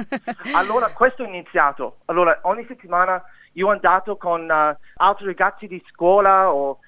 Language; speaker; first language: Italian; non-native, learner; English